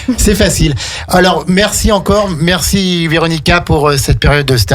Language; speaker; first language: French; native; French